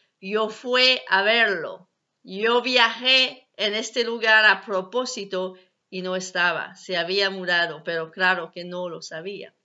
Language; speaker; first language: Spanish; non-native, learner; French